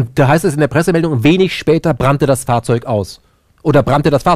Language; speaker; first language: German; native; German